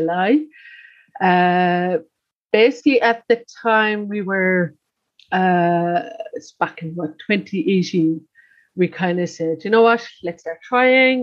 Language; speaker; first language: English; native; English